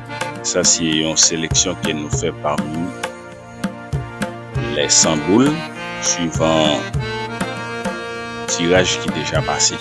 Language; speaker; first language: French; non-native, local second language; Haitian Creole